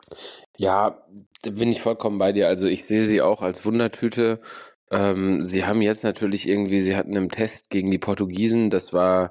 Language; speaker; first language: German; native; German